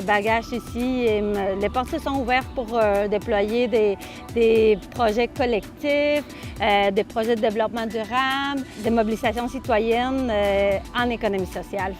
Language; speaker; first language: French; non-native, fluent; Spanish